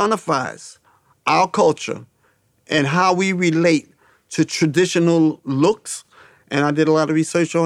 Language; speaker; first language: English; native; English